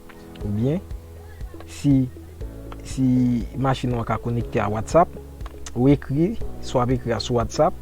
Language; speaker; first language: French; non-native, local second language; Haitian Creole